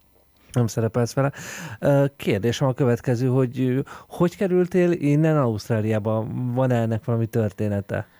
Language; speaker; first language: Hungarian; native; Hungarian